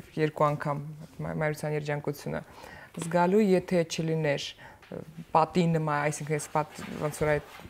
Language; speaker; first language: Armenian; native; Armenian